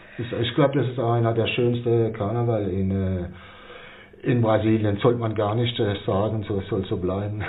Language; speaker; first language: German; non-native, local second language; Swiss German